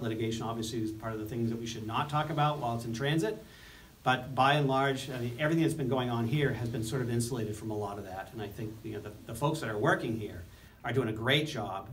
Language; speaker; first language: English; native; English